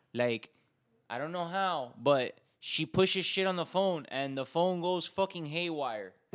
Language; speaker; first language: English; early bilingual, other home language; Spanish